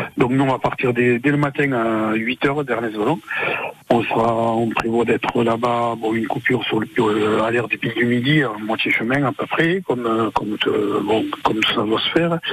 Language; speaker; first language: French; native; French